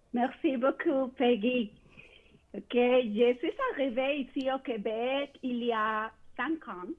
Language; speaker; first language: French; non-native, fluent; Spanish